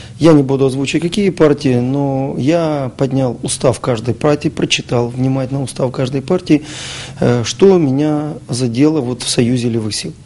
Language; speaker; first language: Russian; native; Russian